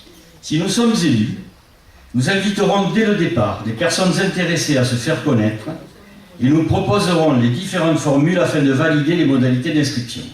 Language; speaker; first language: French; native; French